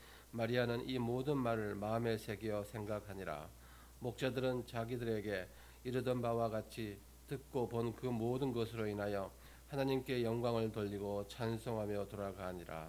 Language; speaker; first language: Korean; native; Korean